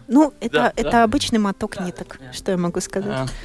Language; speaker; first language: Russian; native; Russian